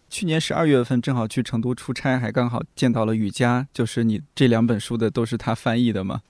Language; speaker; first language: Chinese; native; Chinese